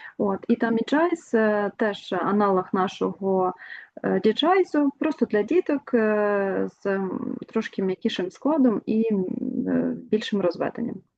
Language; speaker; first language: Ukrainian; non-native, local second language; Russian